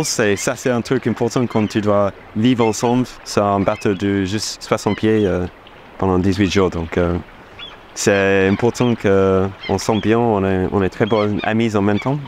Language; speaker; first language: French; non-native, fluent; English